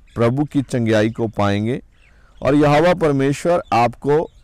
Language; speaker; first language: Hindi; non-native, local second language; Punjabi